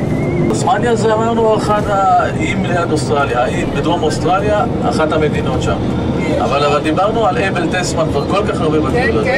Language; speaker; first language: Hebrew; native; Hebrew